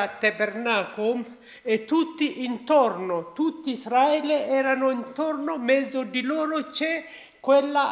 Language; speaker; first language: Italian; non-native, learner; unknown